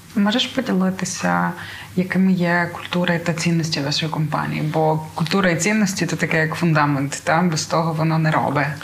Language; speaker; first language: Ukrainian; native; Ukrainian